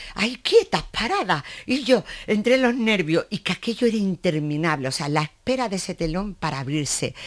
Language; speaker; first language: Spanish; native; Spanish